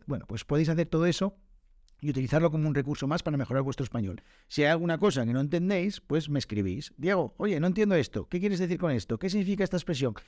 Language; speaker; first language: Spanish; native; Spanish